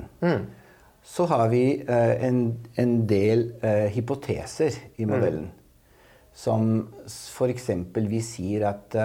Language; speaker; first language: Norwegian; non-native, fluent; Italian